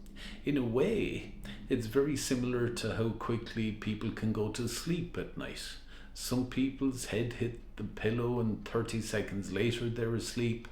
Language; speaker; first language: English; native; English